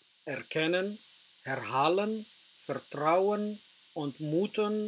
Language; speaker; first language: Dutch; non-native, fluent; Somali